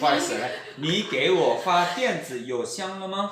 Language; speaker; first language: Chinese; non-native, fluent; Lao